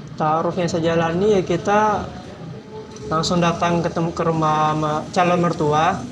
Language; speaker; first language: Indonesian; non-native, local second language; Minangkabau